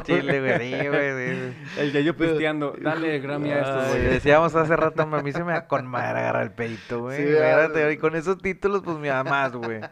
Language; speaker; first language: Spanish; native; Spanish